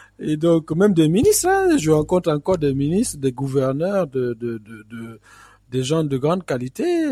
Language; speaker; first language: French; non-native, local second language; Fula